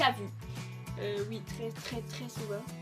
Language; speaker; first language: French; native; French